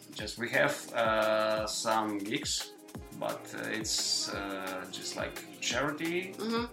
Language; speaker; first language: English; non-native, learner; Ukrainian